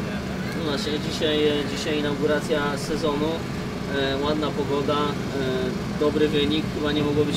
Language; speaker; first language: Polish; native; Polish